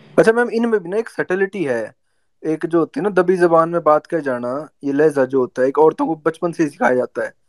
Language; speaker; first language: Hindi; native; Hindi